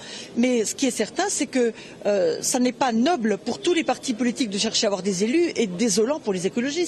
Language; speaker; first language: French; native; French